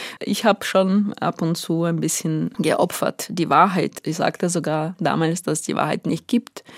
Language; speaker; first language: German; non-native, fluent; Ukrainian